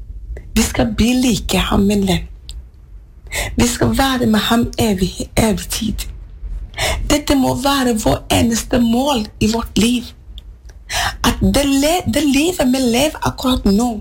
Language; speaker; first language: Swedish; non-native, learner; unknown